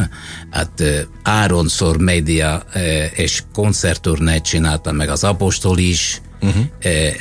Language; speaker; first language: Hungarian; non-native, learner; Italian